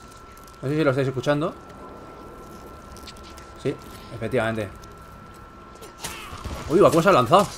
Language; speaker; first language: Spanish; native; Spanish